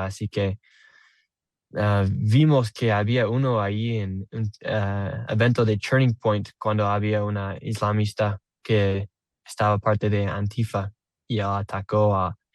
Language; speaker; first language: Spanish; non-native, learner; English